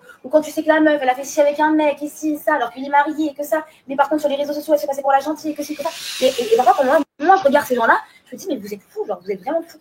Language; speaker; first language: French; native; French